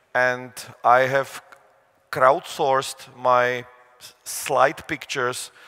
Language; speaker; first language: English; non-native, fluent; Czech